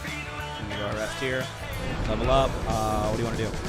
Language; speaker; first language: English; native; English